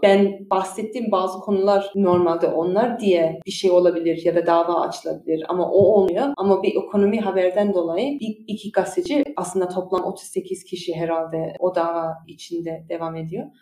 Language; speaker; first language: Turkish; early bilingual, heritage; Turkish